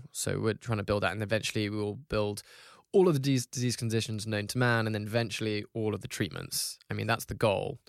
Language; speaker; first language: English; native; English